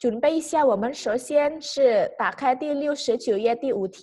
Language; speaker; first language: Chinese; non-native, fluent; Indonesian